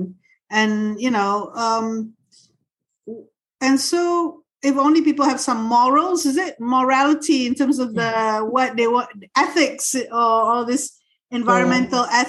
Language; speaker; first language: English; non-native, local second language; Malay